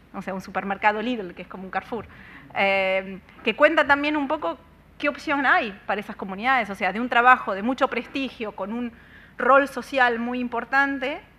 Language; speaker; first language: Spanish; native; Spanish